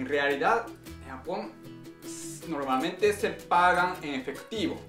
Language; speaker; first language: Spanish; non-native, fluent; Japanese